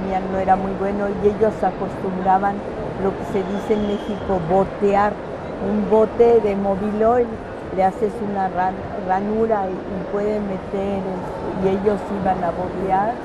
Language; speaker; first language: Spanish; early bilingual, other home language; French